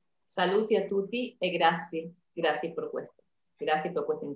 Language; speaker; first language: Italian; non-native, fluent; Spanish